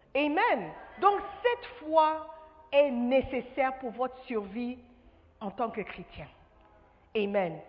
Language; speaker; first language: French; non-native, fluent; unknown